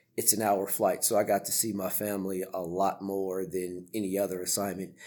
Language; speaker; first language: English; native; English